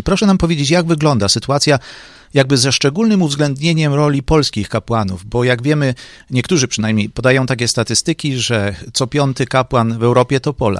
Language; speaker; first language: Polish; native; Polish